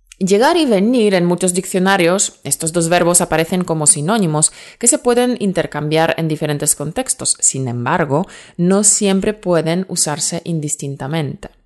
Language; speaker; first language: Spanish; non-native, fluent; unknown